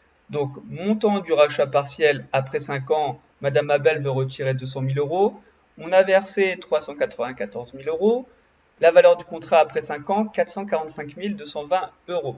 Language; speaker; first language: French; native; French